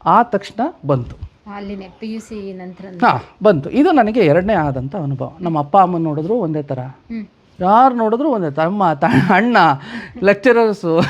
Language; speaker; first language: Kannada; native; Kannada